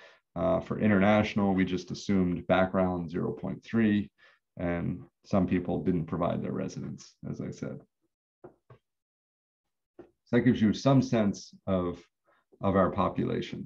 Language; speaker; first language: English; native; English